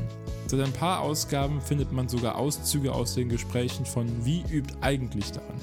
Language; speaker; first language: German; native; German